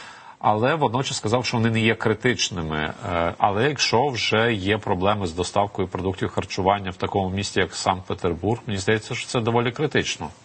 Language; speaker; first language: Ukrainian; native; Ukrainian